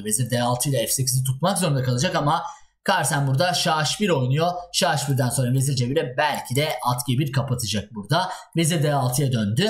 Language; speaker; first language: Turkish; native; Turkish